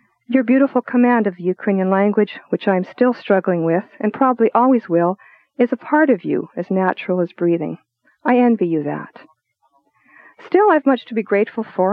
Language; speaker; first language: English; native; English